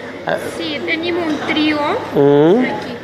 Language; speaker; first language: Catalan; non-native, fluent; Russian